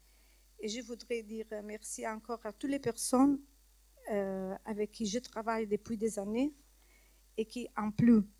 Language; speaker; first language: French; non-native, learner; Italian